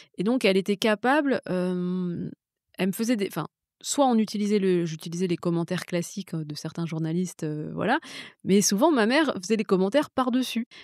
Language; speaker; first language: French; native; French